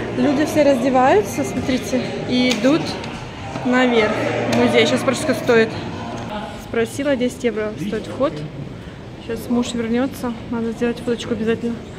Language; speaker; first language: Russian; native; Russian